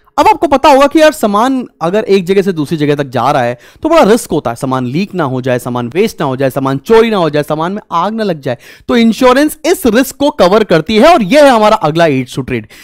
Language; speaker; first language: Hindi; native; Hindi